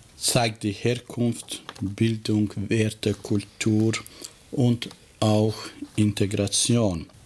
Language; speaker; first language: German; non-native, fluent; Albanian